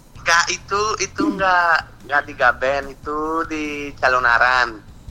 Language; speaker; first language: Indonesian; non-native, fluent; Spanish